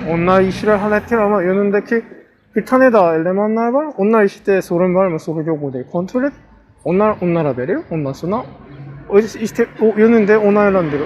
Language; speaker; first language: Turkish; non-native, learner; Korean